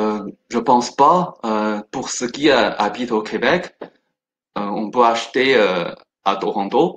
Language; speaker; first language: French; non-native, fluent; Chinese